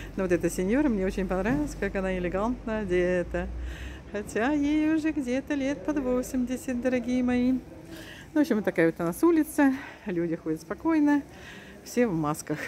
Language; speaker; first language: Russian; native; Russian